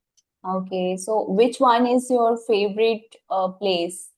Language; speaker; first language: English; non-native, fluent; Hindi